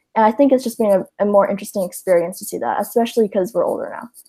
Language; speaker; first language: English; early bilingual, other home language; Cantonese